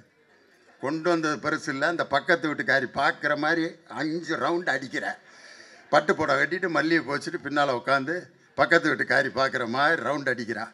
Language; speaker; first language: Tamil; native; Tamil